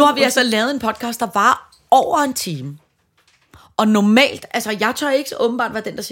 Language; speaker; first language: Danish; native; Danish